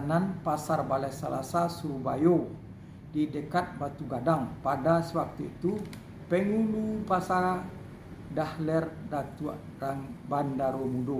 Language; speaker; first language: Indonesian; non-native, local second language; Minangkabau